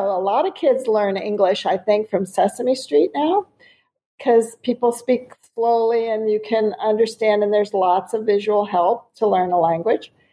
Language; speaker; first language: English; early bilingual, other home language; German